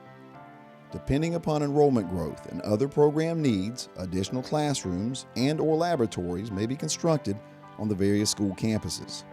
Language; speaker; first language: English; native; English